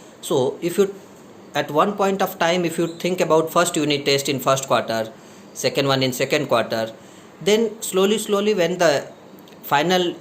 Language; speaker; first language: English; non-native, local second language; Hindi